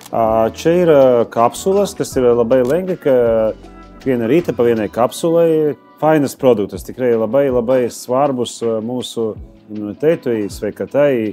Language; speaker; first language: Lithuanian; non-native, learner; Latvian